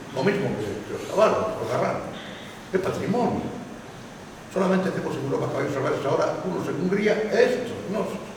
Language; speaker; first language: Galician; non-native, local second language; Spanish